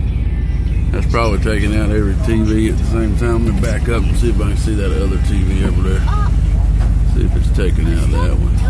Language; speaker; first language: English; native; English